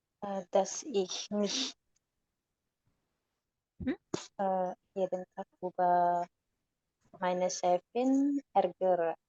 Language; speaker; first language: German; non-native, learner; Indonesian